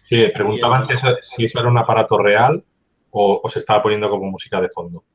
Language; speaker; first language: Spanish; native; Spanish